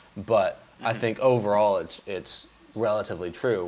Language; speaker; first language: English; native; English